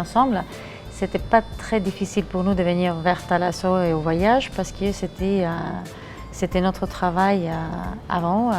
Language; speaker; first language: French; non-native, fluent; Greek